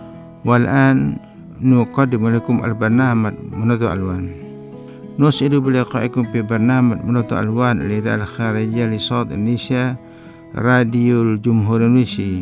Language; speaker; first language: Arabic; non-native, fluent; Indonesian